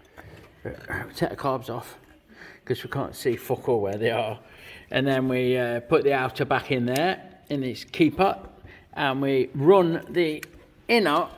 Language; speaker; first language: English; native; English